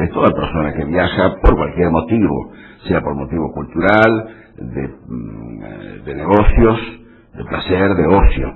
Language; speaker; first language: Spanish; native; Spanish